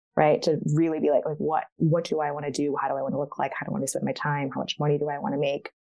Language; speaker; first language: English; early bilingual, other home language; Chinese